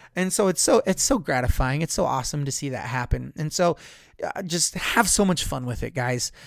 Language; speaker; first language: English; native; English